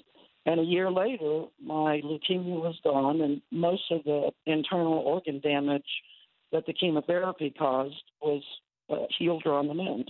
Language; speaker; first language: English; native; English